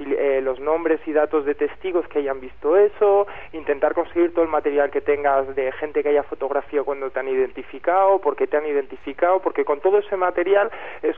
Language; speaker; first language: Spanish; native; Spanish